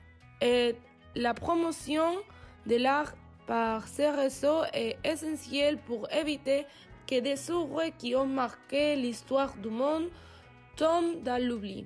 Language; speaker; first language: French; non-native, learner; Spanish